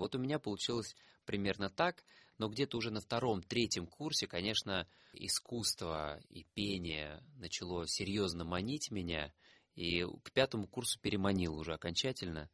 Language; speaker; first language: Russian; native; Russian